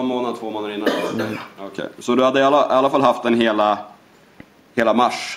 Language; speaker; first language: Swedish; native; Swedish